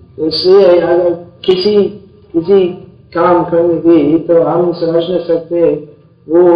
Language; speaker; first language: Hindi; non-native, fluent; English